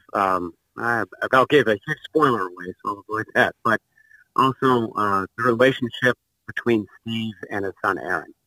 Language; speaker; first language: English; native; English